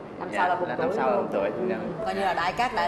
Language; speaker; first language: Vietnamese; native; Vietnamese